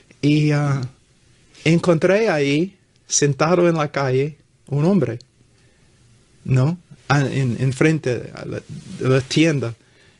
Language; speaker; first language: Spanish; non-native, fluent; English